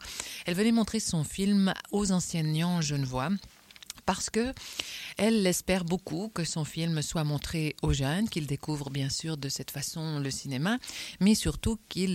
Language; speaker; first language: French; native; French